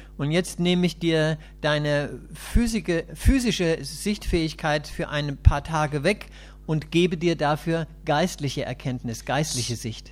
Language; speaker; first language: German; native; German